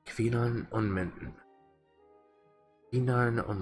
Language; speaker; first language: Danish; non-native, learner; English